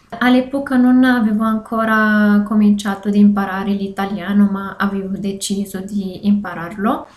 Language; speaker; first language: Italian; non-native, learner; Arabic